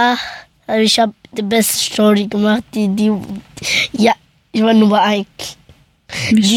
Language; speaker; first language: German; early bilingual, other home language; Persian